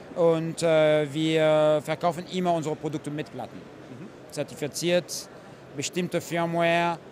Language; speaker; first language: German; non-native, fluent; French